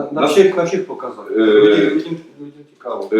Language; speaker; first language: Ukrainian; non-native, learner; Czech